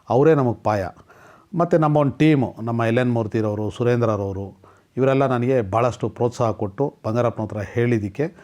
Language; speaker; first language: Kannada; non-native, local second language; Telugu